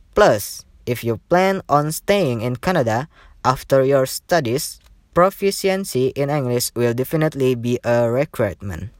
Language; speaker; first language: English; non-native, learner; Indonesian